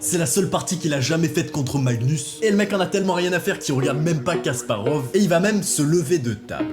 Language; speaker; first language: French; native; French